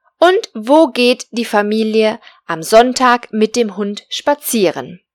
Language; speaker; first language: German; non-native, fluent; Spanish